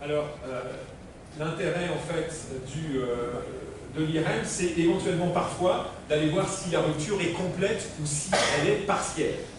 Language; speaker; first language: French; native; French